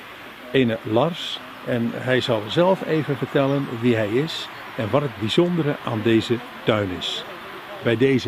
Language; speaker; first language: Dutch; native; Dutch